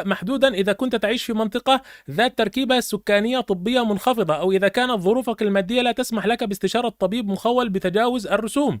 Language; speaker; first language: Arabic; native; Arabic